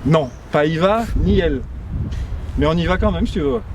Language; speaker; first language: French; native; French